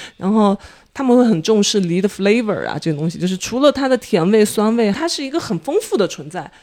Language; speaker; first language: Chinese; native; Chinese